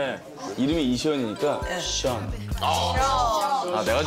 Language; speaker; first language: Korean; native; Korean